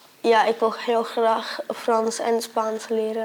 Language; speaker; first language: Dutch; early bilingual, other home language; Turkish